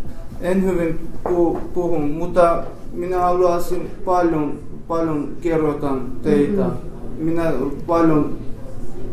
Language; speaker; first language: Finnish; non-native, learner; Armenian